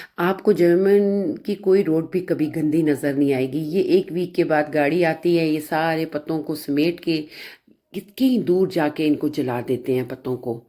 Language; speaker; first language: Urdu; non-native, local second language; Punjabi